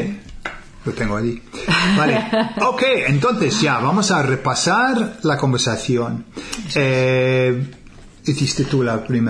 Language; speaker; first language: Spanish; non-native, fluent; English